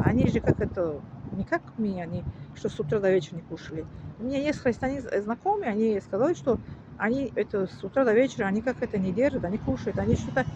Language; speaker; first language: Russian; non-native, learner; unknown